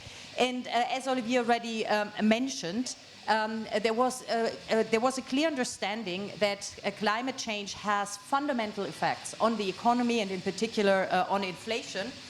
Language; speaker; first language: English; non-native, fluent; German